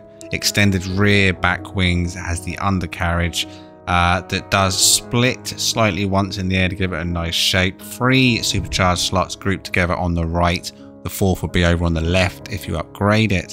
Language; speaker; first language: English; native; English